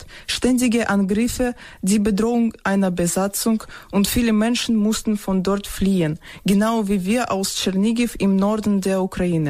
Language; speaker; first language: German; non-native, fluent; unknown